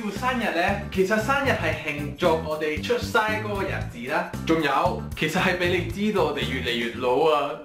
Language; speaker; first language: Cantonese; non-native, fluent; Spanish